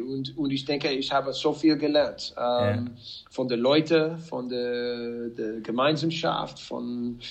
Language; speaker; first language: German; non-native, fluent; English